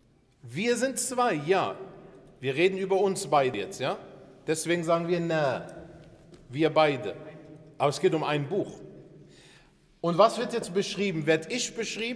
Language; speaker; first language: German; early bilingual, other home language; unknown